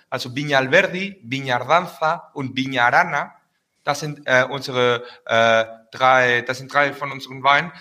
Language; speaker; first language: German; early bilingual, heritage; Spanish